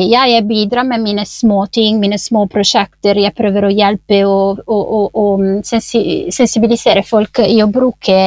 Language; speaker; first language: Norwegian; non-native, fluent; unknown